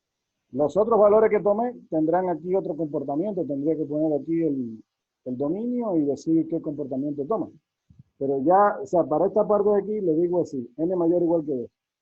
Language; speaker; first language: Spanish; native; Spanish